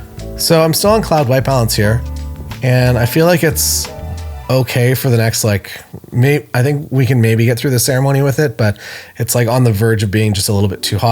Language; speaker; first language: English; native; English